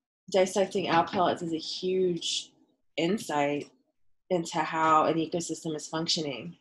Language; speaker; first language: English; native; English